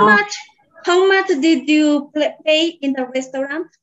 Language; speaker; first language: English; non-native, learner; Spanish